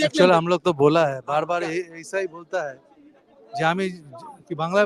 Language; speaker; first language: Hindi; non-native, local second language; Bangla